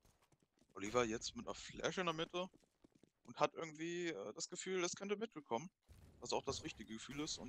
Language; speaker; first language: German; native; German